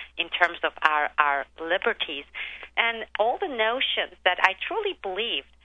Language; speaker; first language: English; non-native, fluent; Turkish